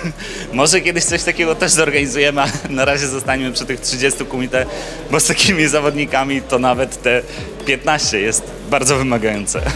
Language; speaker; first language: Polish; native; Polish